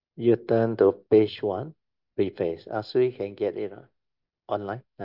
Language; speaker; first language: English; non-native, local second language; Chinese